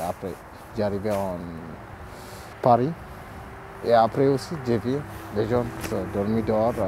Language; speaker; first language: French; non-native, learner; Oromo